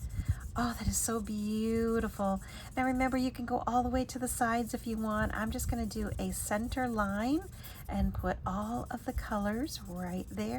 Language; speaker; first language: English; native; English